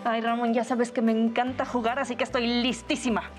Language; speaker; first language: Spanish; native; Spanish